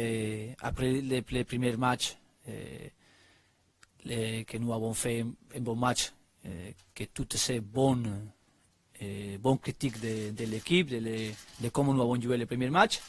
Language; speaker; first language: French; non-native, learner; Spanish